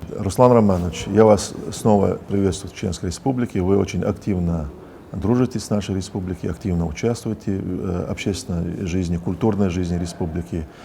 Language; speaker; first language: Russian; non-native, local second language; Chechen